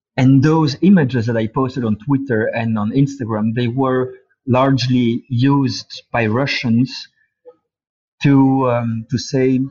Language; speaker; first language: English; non-native, fluent; Dutch